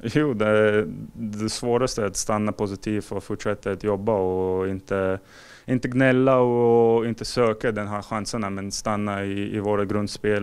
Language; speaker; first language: Swedish; non-native, fluent; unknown